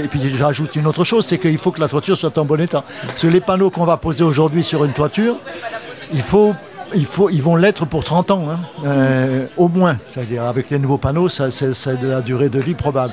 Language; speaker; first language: French; native; French